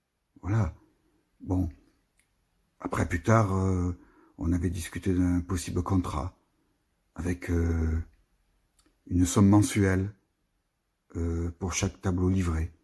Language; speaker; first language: French; native; French